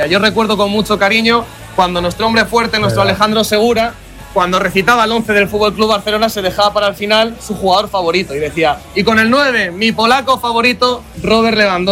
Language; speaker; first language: Spanish; native; Spanish